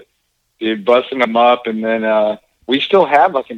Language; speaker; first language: English; native; English